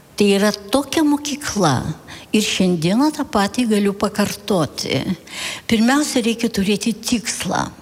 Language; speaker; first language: Lithuanian; early bilingual, heritage; Lithuanian